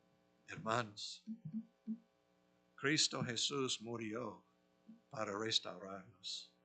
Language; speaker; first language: Spanish; non-native, fluent; English